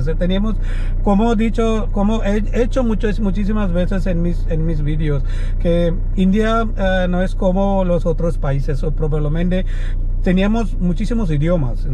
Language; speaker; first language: Spanish; non-native, learner; Malayalam